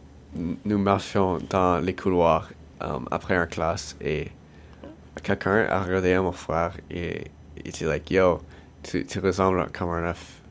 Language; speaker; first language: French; non-native, learner; English